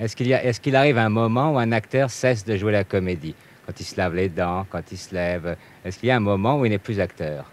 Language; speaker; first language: French; native; French